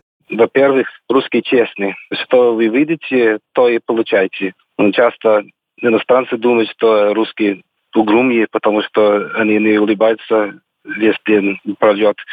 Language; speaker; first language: Russian; non-native, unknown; English